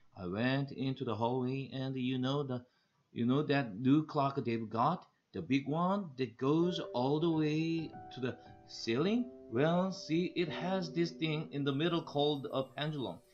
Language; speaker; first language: English; non-native, fluent; Korean